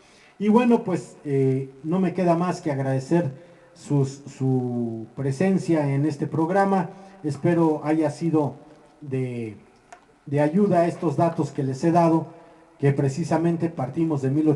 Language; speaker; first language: Spanish; native; Spanish